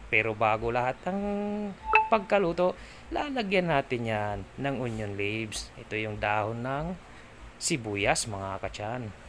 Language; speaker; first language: Filipino; native; Filipino